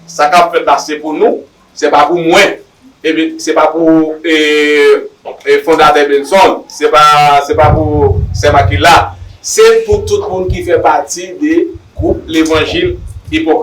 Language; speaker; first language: French; non-native, learner; Haitian Creole